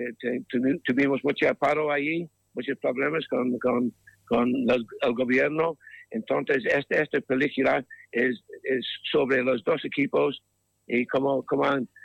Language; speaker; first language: Spanish; non-native, learner; English